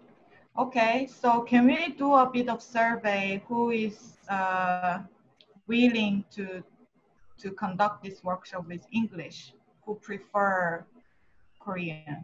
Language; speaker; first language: English; non-native, fluent; Korean